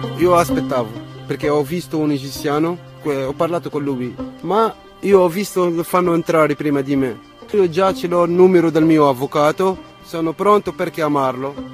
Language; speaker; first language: Italian; non-native, fluent; Arabic